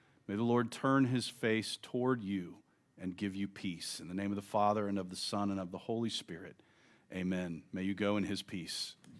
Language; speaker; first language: English; native; English